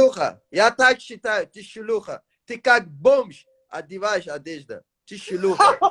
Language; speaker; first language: Russian; non-native, learner; Tajik